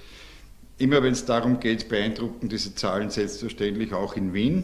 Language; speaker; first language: German; native; German